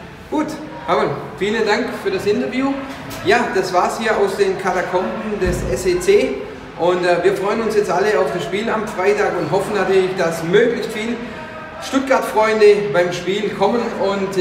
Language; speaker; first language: German; native; German